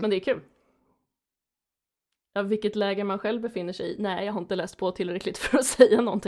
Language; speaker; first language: Swedish; native; Swedish